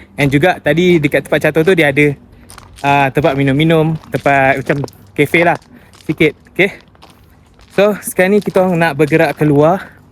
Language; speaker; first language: Malay; native; Malay